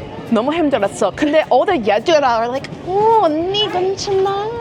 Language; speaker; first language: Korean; non-native, learner; English